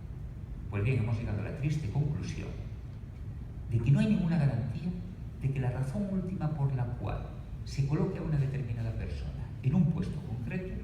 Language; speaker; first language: Spanish; native; Spanish